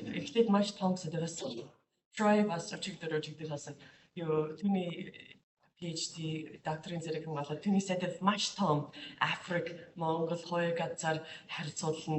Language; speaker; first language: Mongolian; non-native, fluent; English